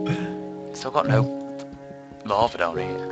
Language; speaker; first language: English; native; English